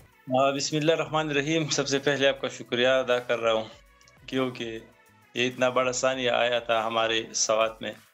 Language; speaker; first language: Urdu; non-native, local second language; Pashto